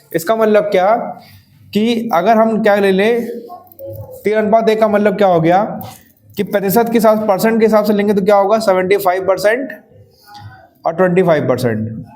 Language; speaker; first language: Hindi; native; Hindi